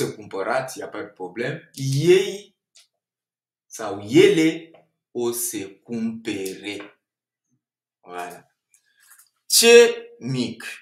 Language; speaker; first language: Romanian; non-native, fluent; French